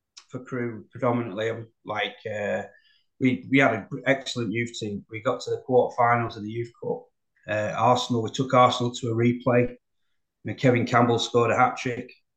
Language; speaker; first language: English; native; English